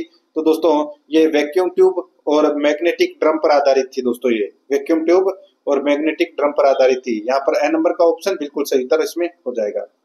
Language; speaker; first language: Hindi; native; Hindi